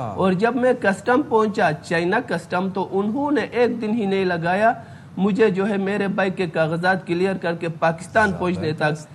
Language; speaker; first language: Urdu; non-native, local second language; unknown